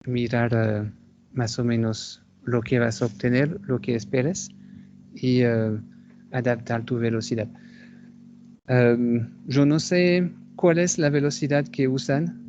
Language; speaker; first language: Spanish; non-native, fluent; French